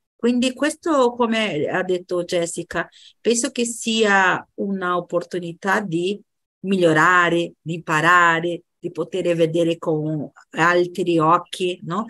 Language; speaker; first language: Italian; non-native, fluent; Portuguese